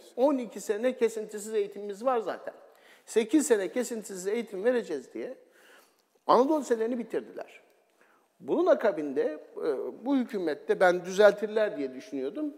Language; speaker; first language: Turkish; native; Turkish